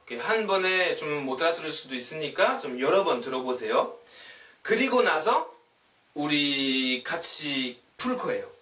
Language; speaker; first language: Korean; non-native, fluent; French